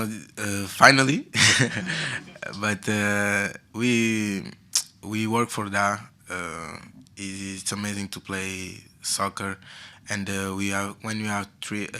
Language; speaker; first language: English; non-native, fluent; Portuguese